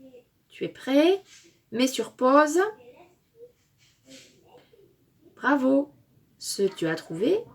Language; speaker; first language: French; native; French